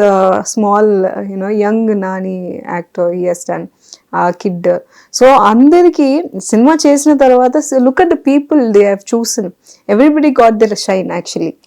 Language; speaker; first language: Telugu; non-native, fluent; Kannada